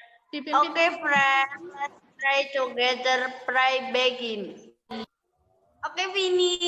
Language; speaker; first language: English; non-native, learner; Indonesian